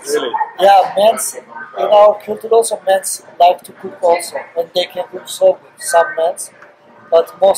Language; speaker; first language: English; non-native, learner; Turkish